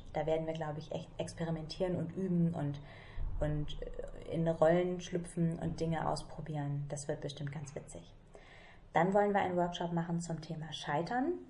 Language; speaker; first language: German; native; German